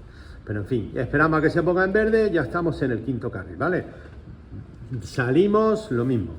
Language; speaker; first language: Spanish; native; Spanish